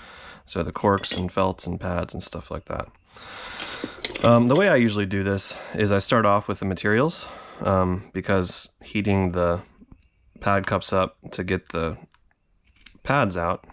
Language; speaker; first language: English; native; English